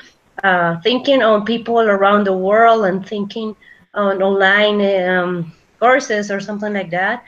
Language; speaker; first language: English; non-native, fluent; Spanish